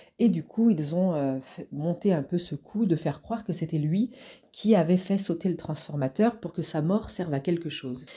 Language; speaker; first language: French; native; French